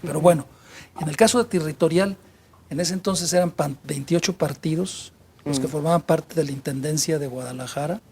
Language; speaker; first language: Spanish; native; Spanish